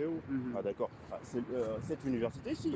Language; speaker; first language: French; non-native, local second language; Lingala